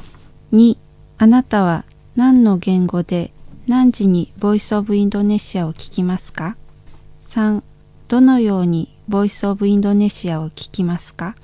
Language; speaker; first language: Japanese; non-native, learner; Indonesian